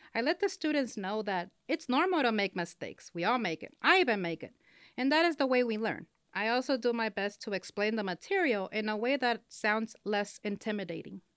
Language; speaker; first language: English; non-native, local second language; Spanish